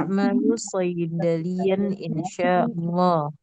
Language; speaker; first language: Arabic; non-native, learner; Indonesian